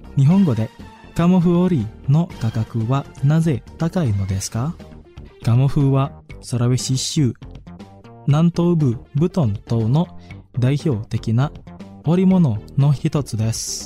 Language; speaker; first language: Japanese; non-native, fluent; Indonesian